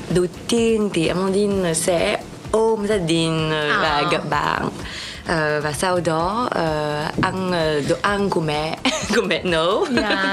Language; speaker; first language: Vietnamese; early bilingual, heritage; French